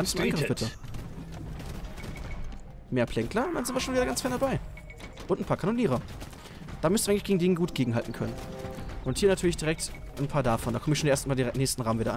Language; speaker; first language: German; native; German